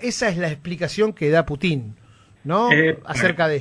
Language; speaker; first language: Spanish; native; Spanish